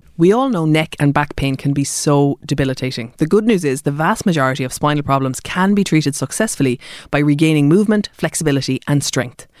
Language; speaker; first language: English; native; English